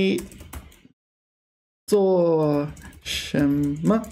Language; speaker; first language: Chinese; non-native, learner; English